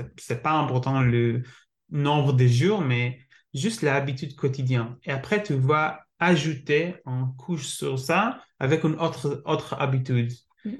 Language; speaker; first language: French; non-native, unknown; Hebrew